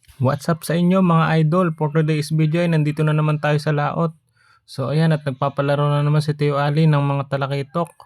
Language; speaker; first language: Filipino; native; Filipino